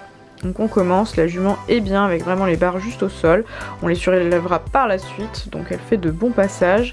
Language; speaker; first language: French; native; French